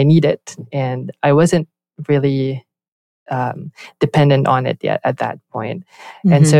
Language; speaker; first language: English; non-native, local second language; Filipino